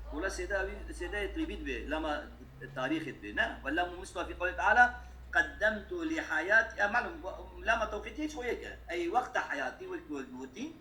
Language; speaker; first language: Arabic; non-native, fluent; Kurdish